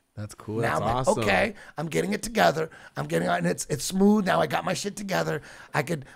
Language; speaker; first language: English; native; English